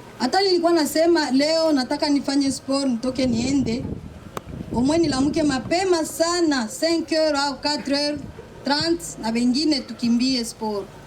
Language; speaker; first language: Swahili; native; Swahili